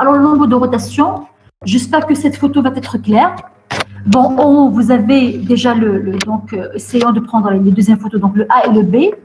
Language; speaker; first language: French; non-native, local second language; Arabic